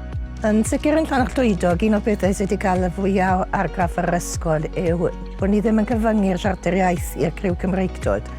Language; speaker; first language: Welsh; native; Welsh